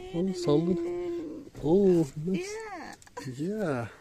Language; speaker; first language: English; non-native, learner; Turkish